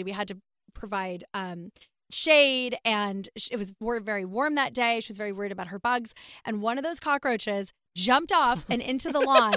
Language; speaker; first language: English; native; English